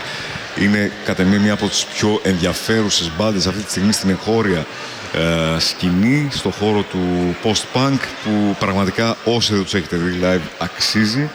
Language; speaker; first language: Greek; native; Greek